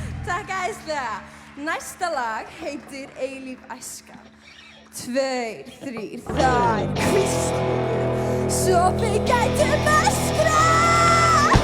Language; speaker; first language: Icelandic; native; Icelandic